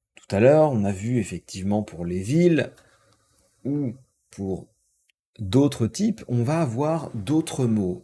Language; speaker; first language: French; native; French